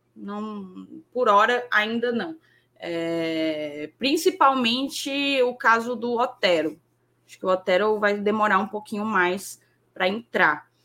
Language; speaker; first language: Portuguese; native; Portuguese